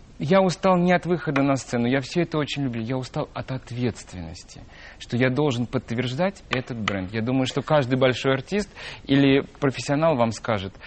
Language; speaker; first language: Russian; native; Russian